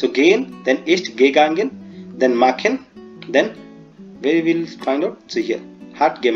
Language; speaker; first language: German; non-native, fluent; Hindi